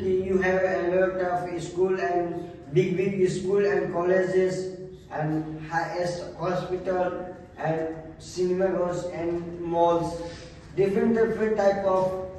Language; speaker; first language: English; non-native, learner; Hindi